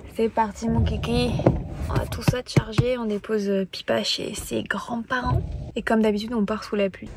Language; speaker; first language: French; native; French